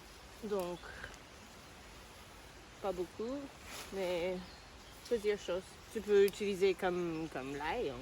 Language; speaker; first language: French; non-native, learner; English